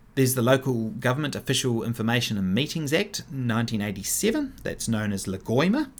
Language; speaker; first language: English; native; English